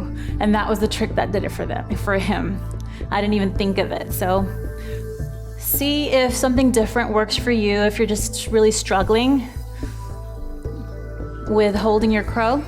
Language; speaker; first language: English; native; English